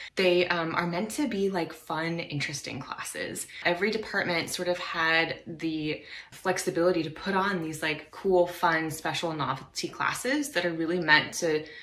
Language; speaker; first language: English; native; English